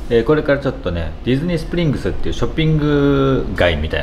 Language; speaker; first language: Japanese; native; Japanese